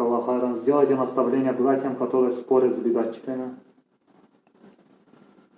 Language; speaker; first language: Russian; native; Russian